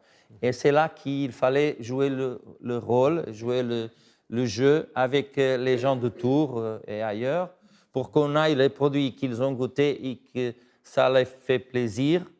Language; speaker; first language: French; non-native, fluent; Portuguese